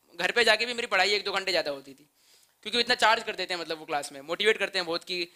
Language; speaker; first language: Hindi; native; Hindi